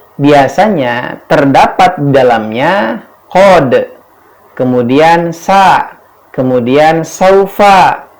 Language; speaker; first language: Indonesian; native; Indonesian